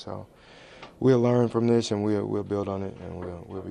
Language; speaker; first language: English; native; English